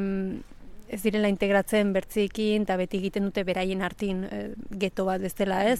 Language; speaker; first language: Basque; early bilingual, other home language; Spanish